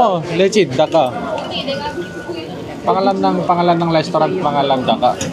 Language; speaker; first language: Filipino; non-native, learner; Korean